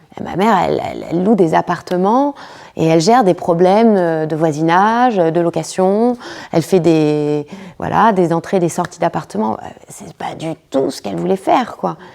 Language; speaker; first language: French; early bilingual, other home language; Spanish